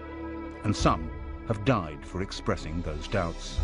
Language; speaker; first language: English; native; English